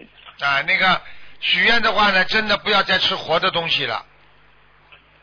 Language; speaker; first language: Chinese; native; Chinese